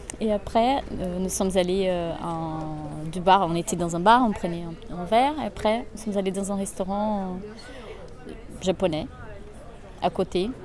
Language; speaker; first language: French; non-native, fluent; Portuguese